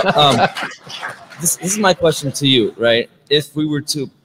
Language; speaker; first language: English; non-native, fluent; Russian